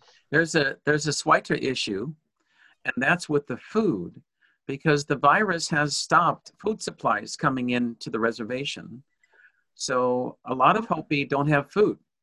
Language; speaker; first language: English; native; English